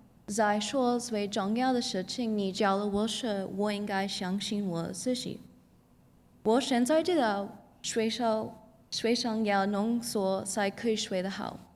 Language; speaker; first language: Chinese; non-native, learner; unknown